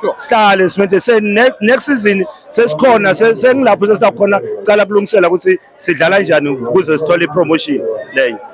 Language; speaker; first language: Zulu; non-native, local second language; Swati